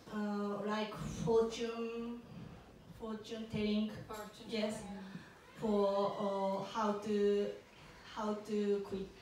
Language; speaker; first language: English; non-native, learner; Japanese